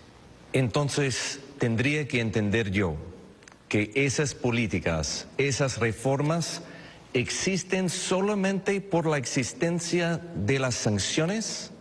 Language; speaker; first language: Spanish; non-native, fluent; English